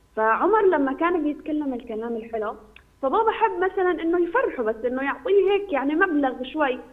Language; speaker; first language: Arabic; native; Arabic